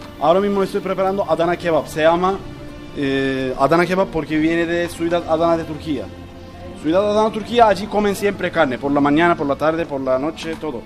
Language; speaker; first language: Spanish; non-native, fluent; Turkish